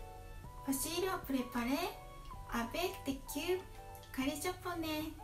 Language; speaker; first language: French; non-native, fluent; Japanese